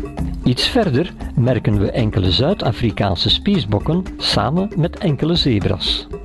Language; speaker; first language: Dutch; native; Dutch